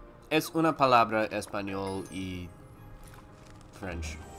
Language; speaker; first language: Spanish; non-native, learner; English